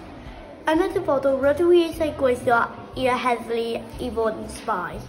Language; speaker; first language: Welsh; non-native, local second language; English